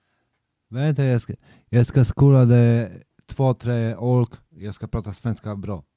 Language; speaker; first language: Swedish; non-native, learner; Polish